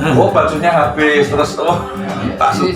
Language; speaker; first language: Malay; non-native, local second language; Javanese